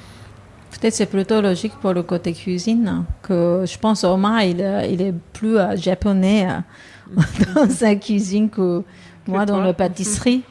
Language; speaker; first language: French; non-native, fluent; Japanese